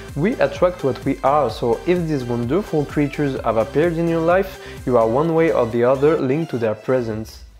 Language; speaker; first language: English; non-native, fluent; French